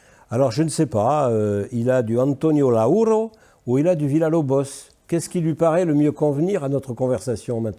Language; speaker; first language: French; native; French